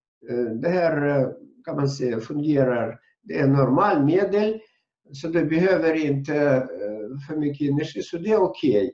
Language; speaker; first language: Swedish; non-native, fluent; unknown